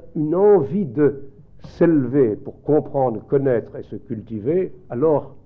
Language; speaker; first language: French; native; French